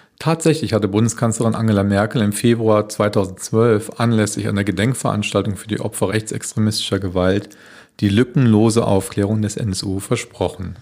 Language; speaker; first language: German; native; German